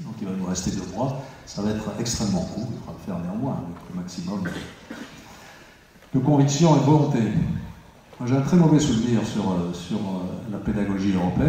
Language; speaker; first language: French; native; French